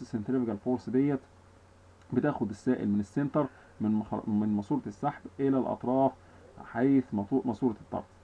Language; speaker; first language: Arabic; native; Arabic